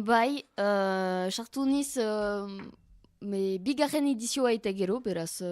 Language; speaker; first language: Basque; non-native, learner; French